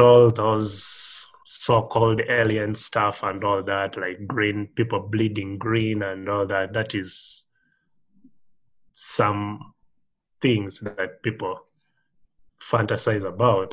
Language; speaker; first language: English; non-native, local second language; Ganda